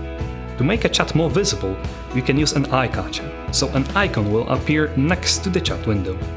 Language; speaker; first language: English; non-native, fluent; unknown